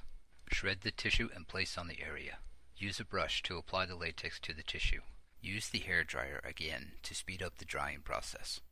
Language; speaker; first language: English; native; English